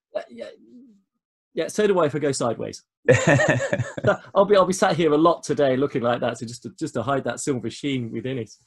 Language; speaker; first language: English; native; English